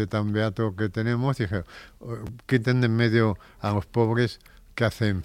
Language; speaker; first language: Spanish; native; Spanish